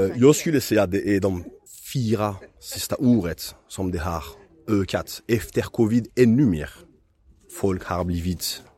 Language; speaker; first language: Swedish; non-native, fluent; French